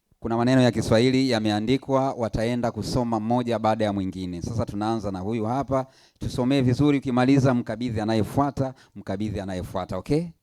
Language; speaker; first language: Swahili; native; Swahili